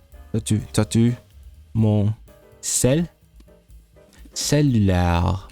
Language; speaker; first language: French; non-native, learner; Cantonese